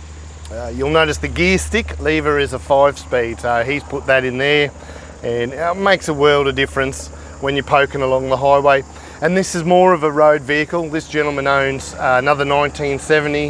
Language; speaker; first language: English; native; English